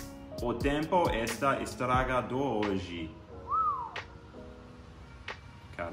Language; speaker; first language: Portuguese; non-native, learner; English